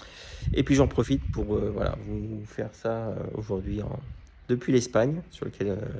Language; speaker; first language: French; native; French